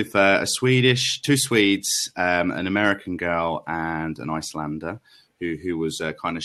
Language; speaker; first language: English; native; English